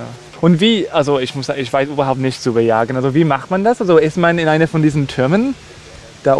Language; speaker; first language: German; non-native, learner; English